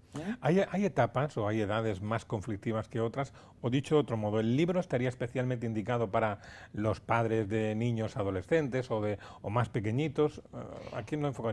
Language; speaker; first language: Spanish; native; Spanish